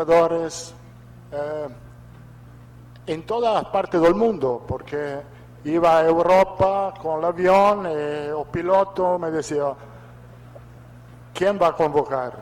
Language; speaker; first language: Portuguese; non-native, learner; Italian